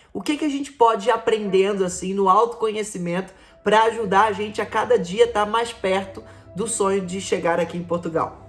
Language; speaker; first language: Portuguese; native; Portuguese